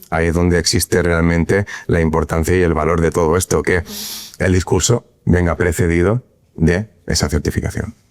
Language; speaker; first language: Spanish; native; Spanish